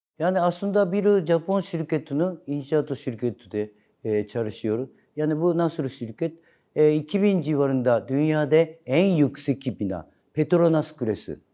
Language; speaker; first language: Turkish; non-native, learner; Japanese